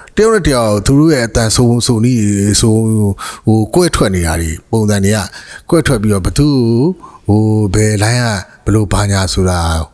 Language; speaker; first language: Burmese; native; Burmese